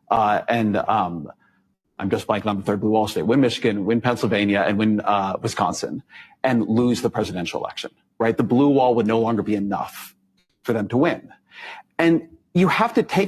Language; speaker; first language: English; native; English